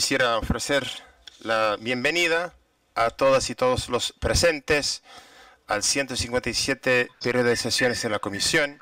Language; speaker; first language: Spanish; non-native, fluent; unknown